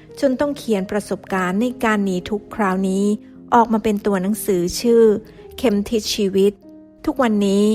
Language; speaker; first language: Thai; native; Thai